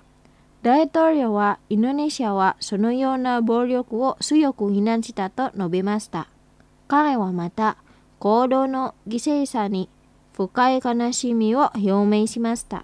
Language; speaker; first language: Japanese; non-native, fluent; Indonesian